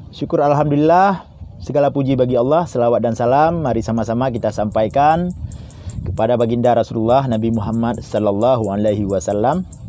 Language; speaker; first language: Indonesian; non-native, local second language; Achinese